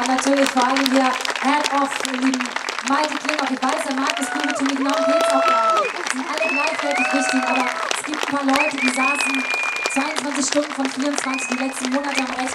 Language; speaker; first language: German; native; German